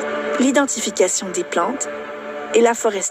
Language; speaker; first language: French; native; French